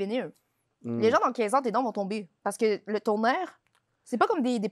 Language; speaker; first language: French; native; French